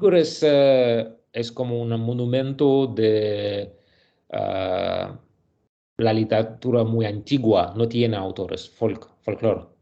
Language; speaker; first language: Spanish; non-native, learner; Russian